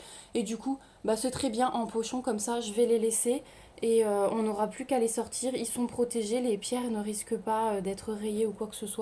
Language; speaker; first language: French; native; French